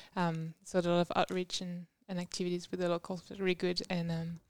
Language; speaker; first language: English; non-native, fluent; French